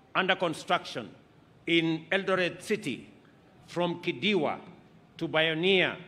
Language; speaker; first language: English; non-native, local second language; Kalenjin